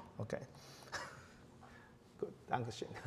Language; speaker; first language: German; non-native, learner; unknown